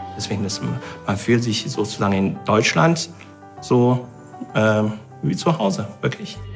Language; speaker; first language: German; non-native, fluent; Chinese